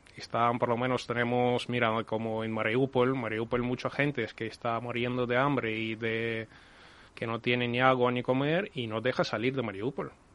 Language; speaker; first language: Spanish; non-native, learner; Ukrainian